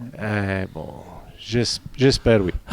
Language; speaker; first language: French; non-native, fluent; Italian